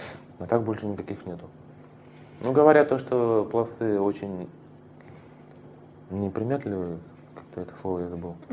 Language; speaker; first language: Russian; native; Russian